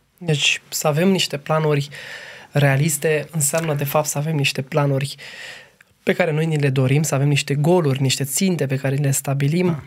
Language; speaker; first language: Romanian; native; Romanian